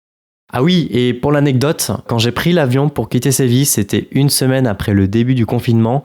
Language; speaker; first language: French; native; French